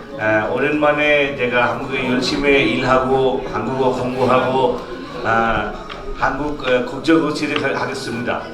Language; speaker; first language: Korean; non-native, learner; Bangla